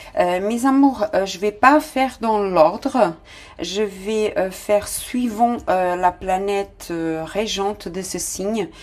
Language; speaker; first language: French; non-native, fluent; Portuguese